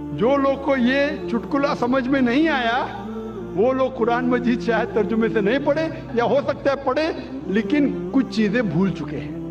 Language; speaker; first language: Urdu; non-native, local second language; Konkani